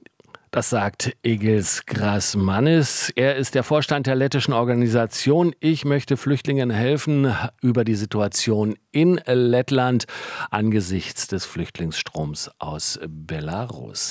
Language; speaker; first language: German; native; German